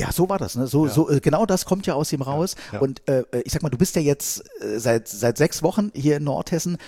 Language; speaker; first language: German; native; German